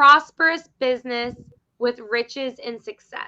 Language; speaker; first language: English; native; English